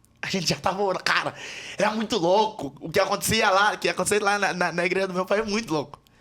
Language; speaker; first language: Portuguese; native; Portuguese